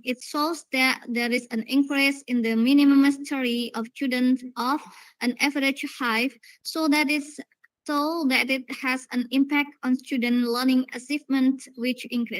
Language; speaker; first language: English; non-native, learner; Indonesian